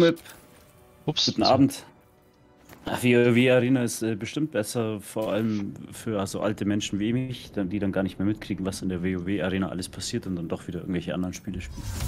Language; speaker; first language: German; native; German